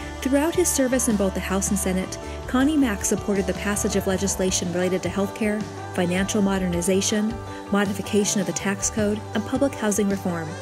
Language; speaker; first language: English; native; English